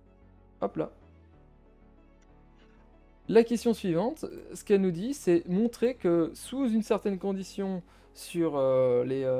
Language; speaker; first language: French; native; French